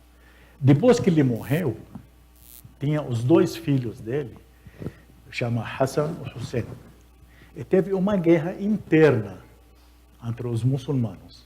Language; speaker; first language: Portuguese; non-native, fluent; Arabic